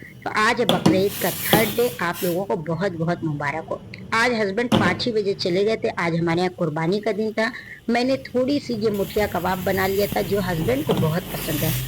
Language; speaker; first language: Hindi; native; Hindi